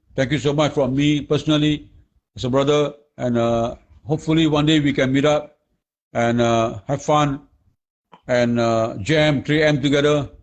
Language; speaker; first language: English; non-native, local second language; Malay